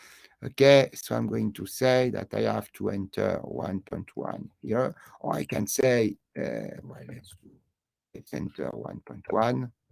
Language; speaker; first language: English; non-native, fluent; French